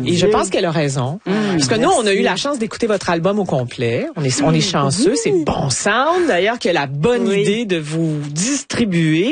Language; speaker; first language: French; native; French